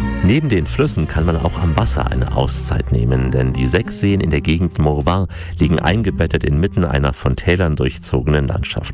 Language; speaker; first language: German; native; German